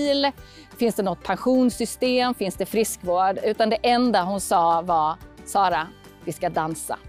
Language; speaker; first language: Swedish; native; Swedish